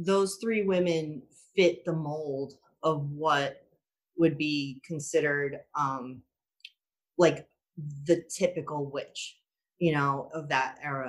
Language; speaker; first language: English; native; English